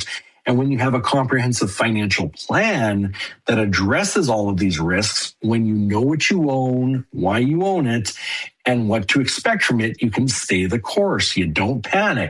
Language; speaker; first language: English; native; English